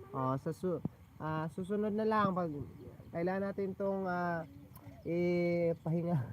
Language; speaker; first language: Filipino; non-native, local second language; Cebuano